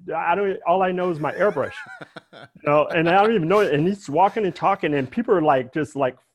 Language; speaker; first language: English; native; English